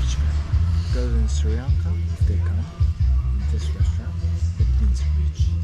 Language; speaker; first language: English; non-native, learner; Korean